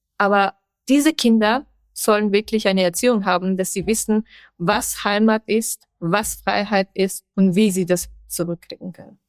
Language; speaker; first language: German; non-native, fluent; Persian